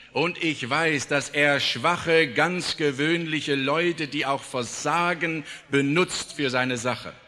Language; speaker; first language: German; native; German